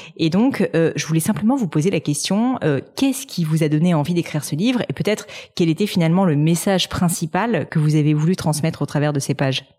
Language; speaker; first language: French; native; French